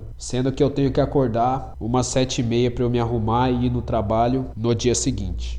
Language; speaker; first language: Portuguese; native; Portuguese